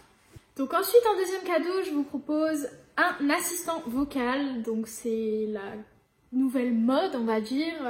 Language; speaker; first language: French; native; French